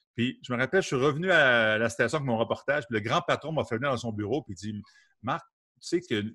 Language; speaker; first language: French; native; French